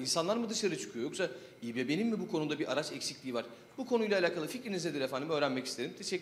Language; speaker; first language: Turkish; native; Turkish